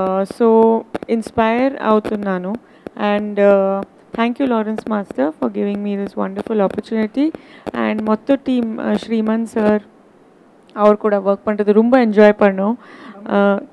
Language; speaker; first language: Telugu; non-native, learner; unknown